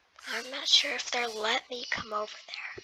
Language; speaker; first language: English; native; English